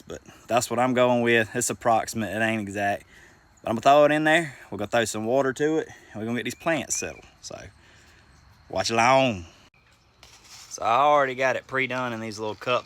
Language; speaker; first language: English; native; English